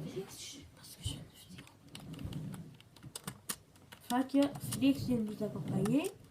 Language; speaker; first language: French; native; French